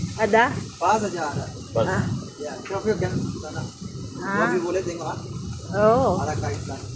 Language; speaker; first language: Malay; non-native, learner; Filipino